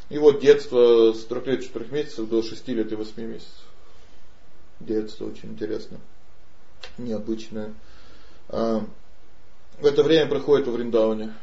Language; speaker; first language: Russian; native; Russian